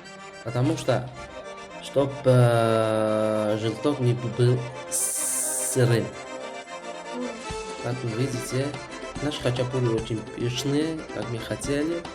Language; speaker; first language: Russian; non-native, fluent; Georgian